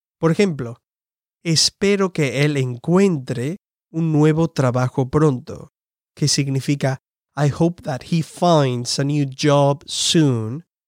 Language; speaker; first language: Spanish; non-native, fluent; English